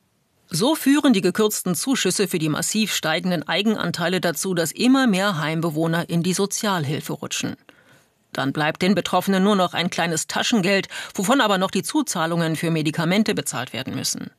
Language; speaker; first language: German; native; German